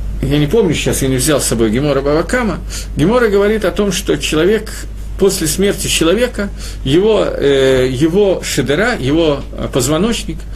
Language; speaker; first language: Russian; native; Russian